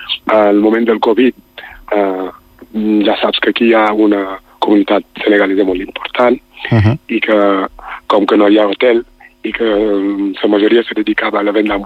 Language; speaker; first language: Catalan; non-native, fluent; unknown